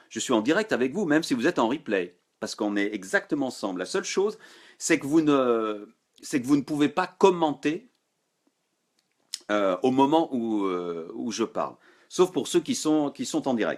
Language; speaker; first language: French; native; French